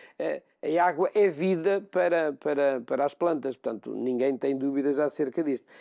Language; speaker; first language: Portuguese; native; Portuguese